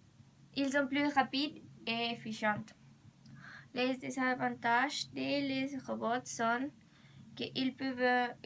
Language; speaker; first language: French; non-native, learner; Spanish